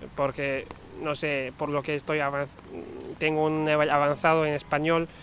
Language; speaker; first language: Spanish; non-native, fluent; Turkish